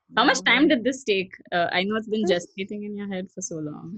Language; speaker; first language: English; non-native, local second language; Gujarati